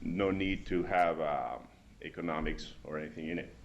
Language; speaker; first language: English; non-native, fluent; Spanish